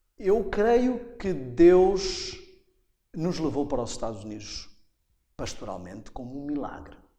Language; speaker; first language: Portuguese; native; Portuguese